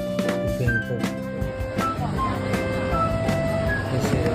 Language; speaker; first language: Hindi; non-native, local second language; Assamese